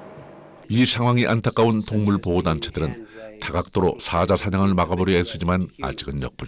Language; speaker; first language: Korean; native; Korean